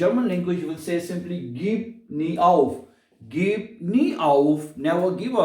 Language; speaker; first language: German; non-native, learner; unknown